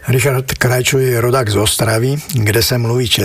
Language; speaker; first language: Slovak; native; Slovak